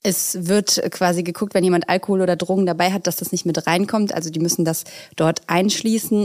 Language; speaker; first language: German; native; German